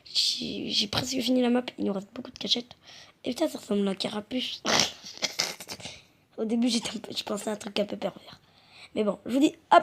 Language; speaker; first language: French; native; French